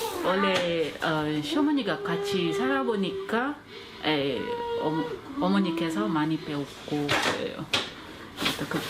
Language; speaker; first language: Korean; non-native, learner; Filipino